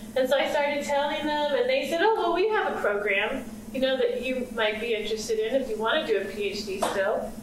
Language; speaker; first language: English; native; English